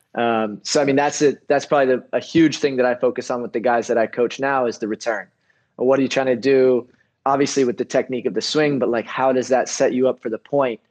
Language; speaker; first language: English; native; English